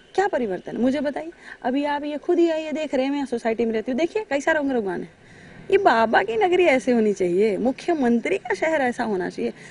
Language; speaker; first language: Hindi; native; Hindi